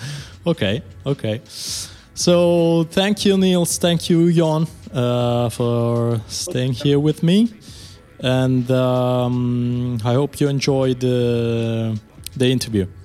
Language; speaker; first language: English; non-native, fluent; Italian